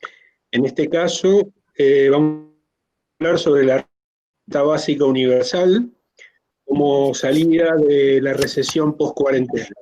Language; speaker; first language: Spanish; native; Spanish